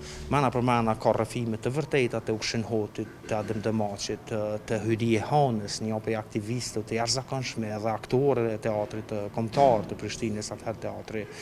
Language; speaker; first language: Albanian; native; Albanian